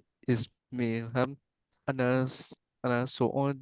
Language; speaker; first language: Arabic; non-native, learner; Indonesian